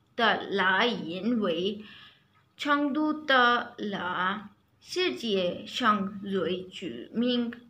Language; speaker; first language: Chinese; non-native, learner; Urdu